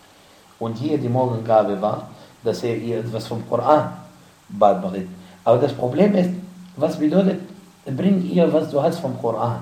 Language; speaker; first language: German; non-native, fluent; Arabic